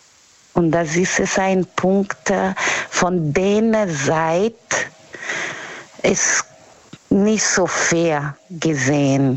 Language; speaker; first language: German; non-native, learner; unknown